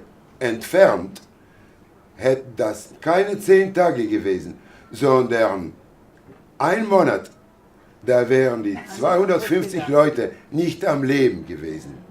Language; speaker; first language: German; non-native, fluent; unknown